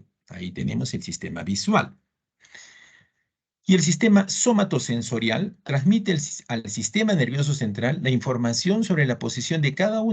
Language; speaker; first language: Spanish; native; Spanish